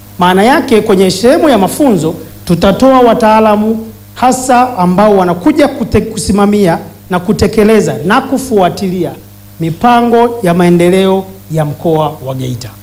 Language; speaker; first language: Swahili; native; Swahili